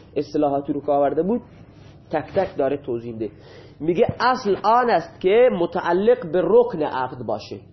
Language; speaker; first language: Persian; non-native, local second language; Baluchi